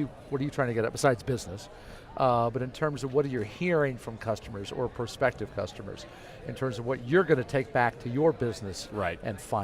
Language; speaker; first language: English; native; English